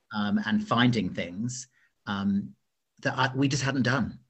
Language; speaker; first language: English; native; English